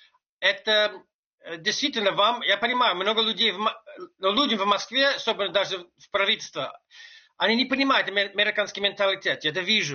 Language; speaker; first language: Russian; non-native, fluent; English